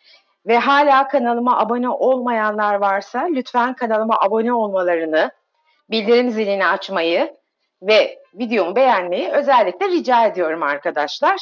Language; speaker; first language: Turkish; native; Turkish